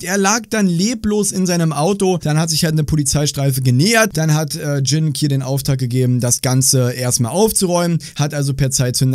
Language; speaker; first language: German; native; German